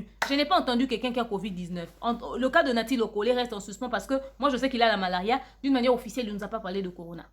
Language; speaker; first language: French; non-native, local second language; Lingala